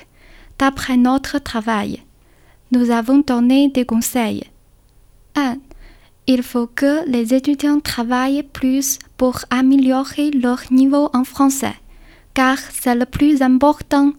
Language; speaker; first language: French; non-native, learner; Chinese